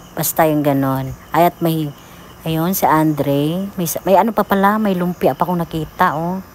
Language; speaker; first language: Filipino; non-native, local second language; Cebuano